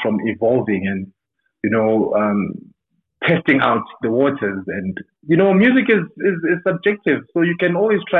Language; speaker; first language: English; non-native, local second language; Tsonga